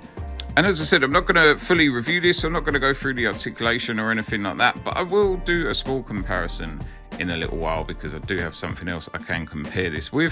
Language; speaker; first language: English; native; English